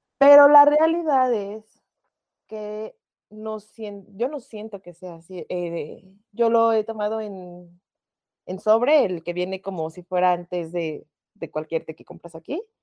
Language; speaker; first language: Spanish; native; Spanish